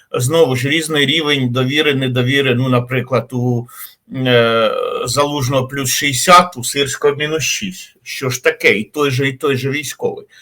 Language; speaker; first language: Ukrainian; native; Ukrainian